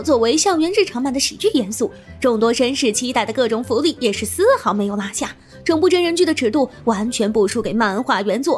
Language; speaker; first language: Chinese; native; Chinese